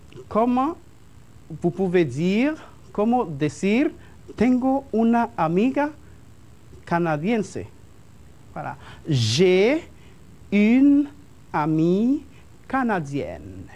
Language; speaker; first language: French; non-native, fluent; Spanish